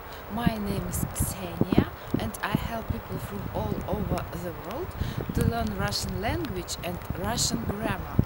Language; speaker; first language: English; non-native, fluent; Russian